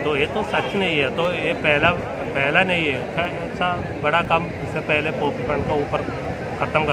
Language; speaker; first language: Hindi; non-native, local second language; Malayalam